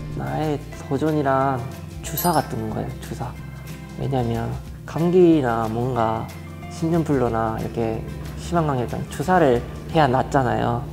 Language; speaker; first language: Korean; early bilingual, heritage; Japanese